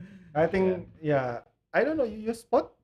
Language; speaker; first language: English; non-native, learner; Indonesian